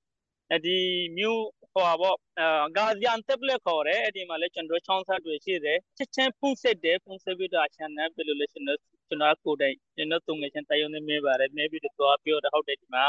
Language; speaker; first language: Burmese; non-native, local second language; Rohingya